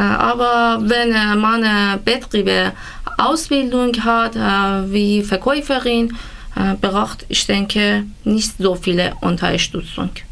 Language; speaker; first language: German; non-native, learner; Persian